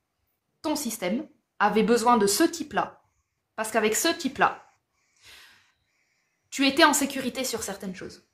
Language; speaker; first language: French; native; French